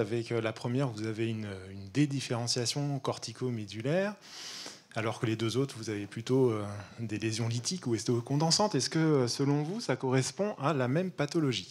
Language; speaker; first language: French; native; French